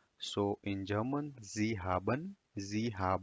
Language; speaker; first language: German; non-native, learner; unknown